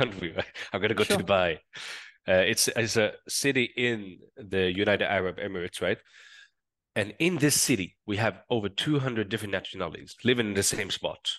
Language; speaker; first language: English; non-native, fluent; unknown